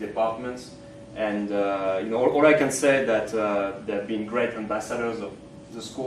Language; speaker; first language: English; non-native, fluent; French